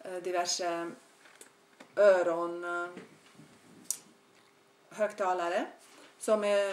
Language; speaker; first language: Swedish; non-native, fluent; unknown